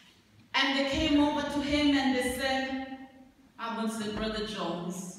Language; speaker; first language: English; native; English